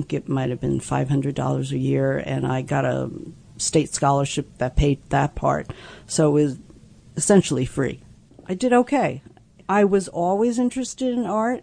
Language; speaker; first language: English; early bilingual, other home language; Cantonese